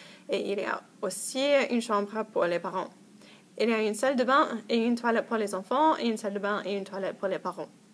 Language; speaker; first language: French; non-native, fluent; English